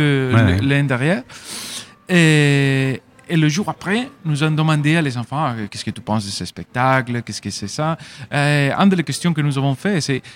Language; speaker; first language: French; non-native, fluent; Spanish